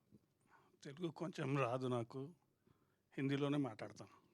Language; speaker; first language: Telugu; non-native, learner; Hindi